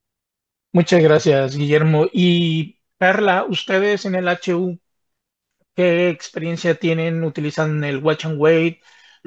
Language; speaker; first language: Spanish; native; Spanish